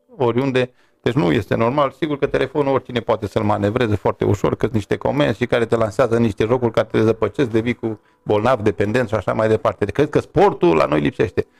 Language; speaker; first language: Romanian; native; Romanian